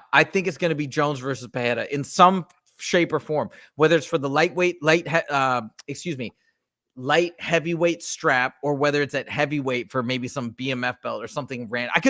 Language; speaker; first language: English; native; English